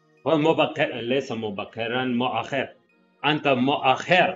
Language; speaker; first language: Arabic; non-native, learner; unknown